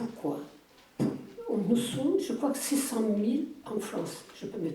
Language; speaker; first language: French; non-native, fluent; Turkish